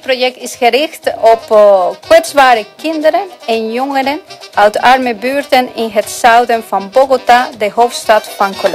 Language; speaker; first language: Dutch; non-native, fluent; Spanish